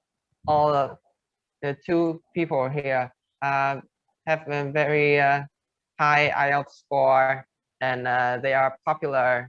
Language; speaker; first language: English; non-native, fluent; Vietnamese